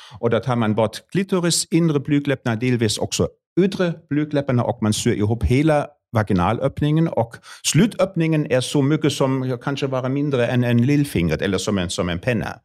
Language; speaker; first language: Swedish; non-native, fluent; German